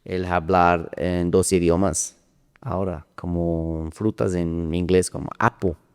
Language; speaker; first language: Spanish; non-native, learner; English